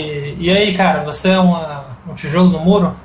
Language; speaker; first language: Portuguese; native; Portuguese